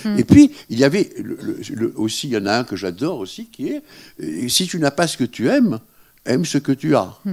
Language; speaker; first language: French; non-native, local second language; Arabic